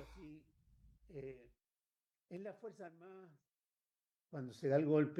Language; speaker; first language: Spanish; native; Spanish